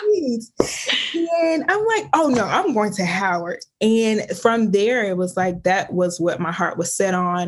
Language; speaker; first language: English; native; English